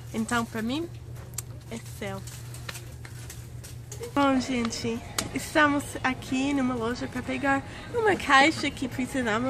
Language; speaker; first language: Portuguese; non-native, fluent; English